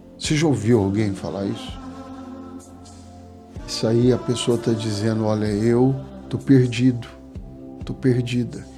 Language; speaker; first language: Portuguese; native; Portuguese